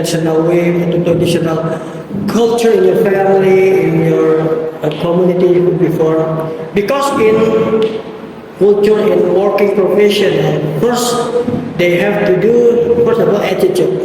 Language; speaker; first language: English; non-native, learner; Indonesian